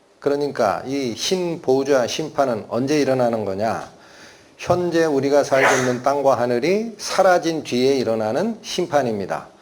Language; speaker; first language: Korean; native; Korean